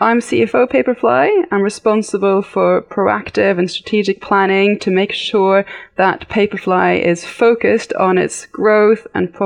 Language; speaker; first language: English; native; English